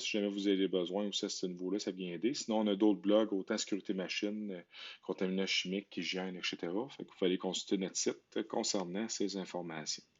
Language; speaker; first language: French; native; French